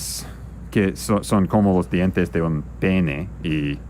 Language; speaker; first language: Spanish; non-native, learner; English